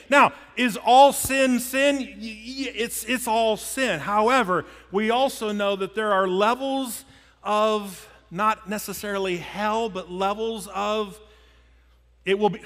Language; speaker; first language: English; native; English